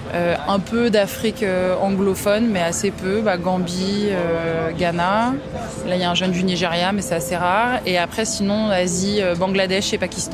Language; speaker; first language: French; native; French